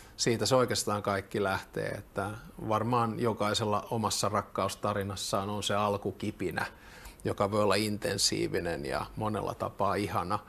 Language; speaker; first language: Finnish; native; Finnish